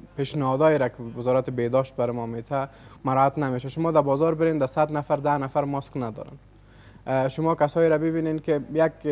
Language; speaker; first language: Persian; native; Persian